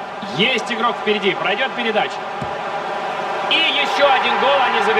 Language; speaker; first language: Russian; native; Russian